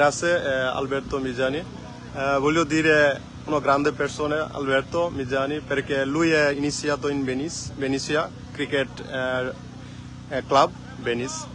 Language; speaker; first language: Italian; non-native, learner; Bangla